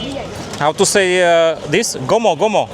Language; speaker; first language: English; non-native, learner; Slovak